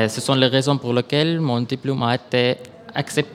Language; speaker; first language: French; non-native, learner; Arabic